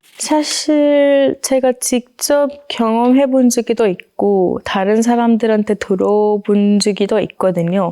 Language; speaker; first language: Korean; non-native, fluent; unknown